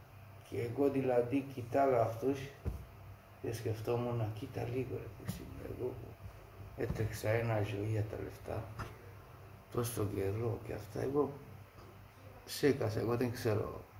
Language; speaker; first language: Greek; non-native, fluent; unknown